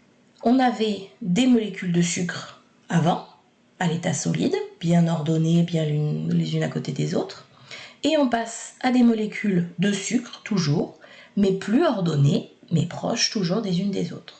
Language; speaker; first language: French; native; French